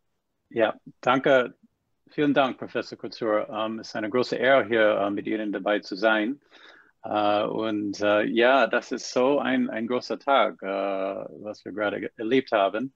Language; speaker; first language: German; non-native, fluent; English